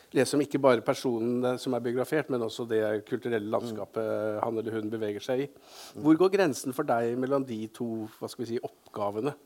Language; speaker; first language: Norwegian; native; Norwegian